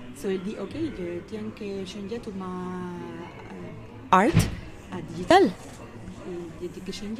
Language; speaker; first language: French; non-native, learner; Spanish